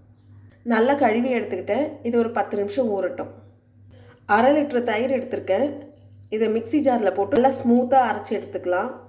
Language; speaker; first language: Tamil; native; Tamil